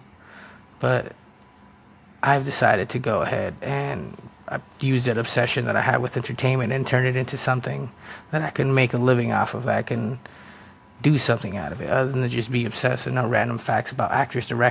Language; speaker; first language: English; early bilingual, other home language; Spanish